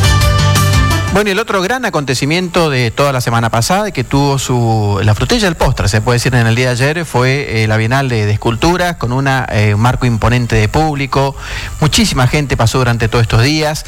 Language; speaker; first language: Spanish; native; Spanish